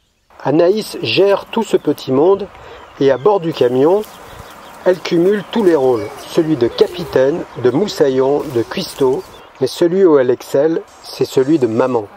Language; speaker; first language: French; native; French